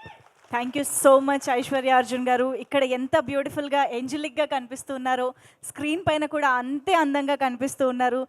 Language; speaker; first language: Telugu; native; Telugu